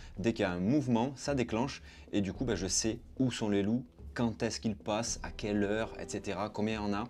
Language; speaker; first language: French; native; French